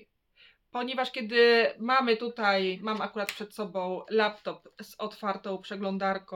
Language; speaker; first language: Polish; native; Polish